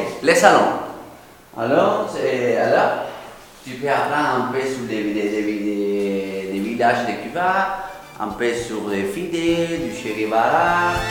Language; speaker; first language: French; non-native, fluent; Spanish